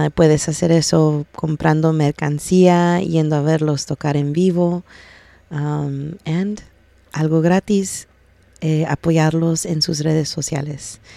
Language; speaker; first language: Spanish; early bilingual, heritage; Spanish